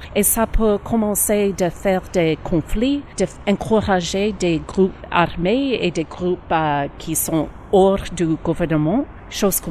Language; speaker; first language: French; non-native, learner; English